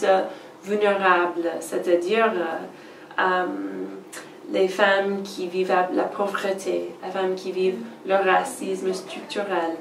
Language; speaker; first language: French; non-native, fluent; English